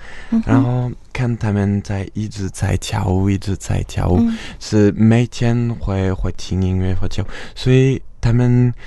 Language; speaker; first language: Chinese; non-native, fluent; French